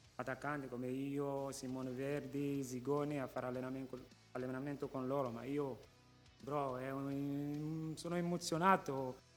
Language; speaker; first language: Italian; non-native, local second language; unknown